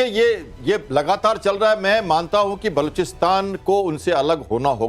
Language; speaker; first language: Hindi; native; Hindi